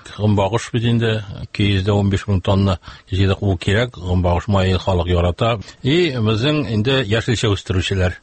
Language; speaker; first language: Tatar; native; Tatar